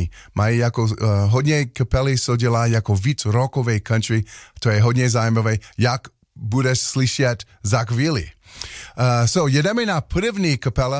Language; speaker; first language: Czech; non-native, learner; English